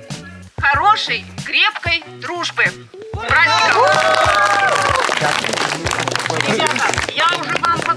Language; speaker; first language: Russian; native; Russian